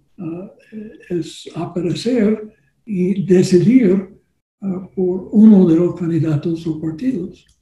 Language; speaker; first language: Spanish; non-native, learner; English